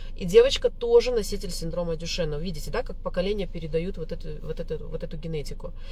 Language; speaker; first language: Russian; native; Russian